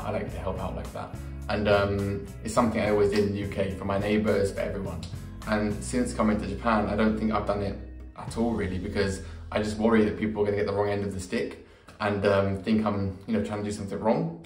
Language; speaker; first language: English; native; English